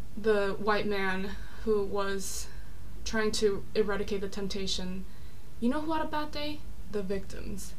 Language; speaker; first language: English; non-native, fluent; Korean